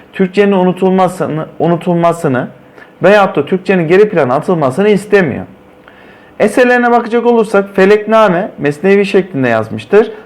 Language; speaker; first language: Turkish; native; Turkish